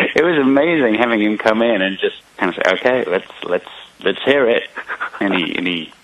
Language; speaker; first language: English; native; English